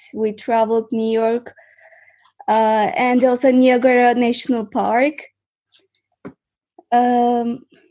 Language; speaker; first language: English; non-native, fluent; Azerbaijani